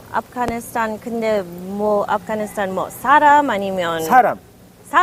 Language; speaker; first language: Korean; early bilingual, heritage; English